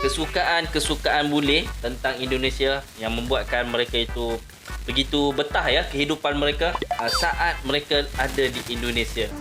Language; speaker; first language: Indonesian; non-native, fluent; Malay